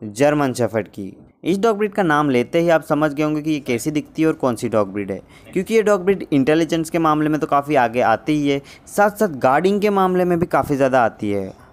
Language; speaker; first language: Hindi; native; Hindi